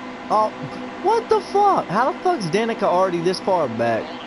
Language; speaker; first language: English; native; English